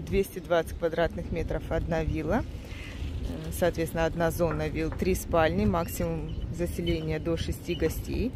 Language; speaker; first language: Russian; native; Russian